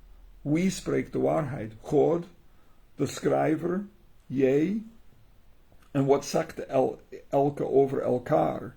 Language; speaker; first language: Dutch; non-native, learner; English